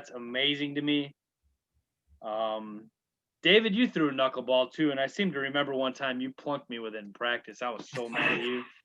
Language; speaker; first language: English; native; English